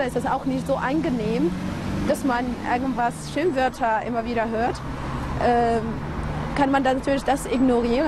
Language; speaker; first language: German; non-native, fluent; Arabic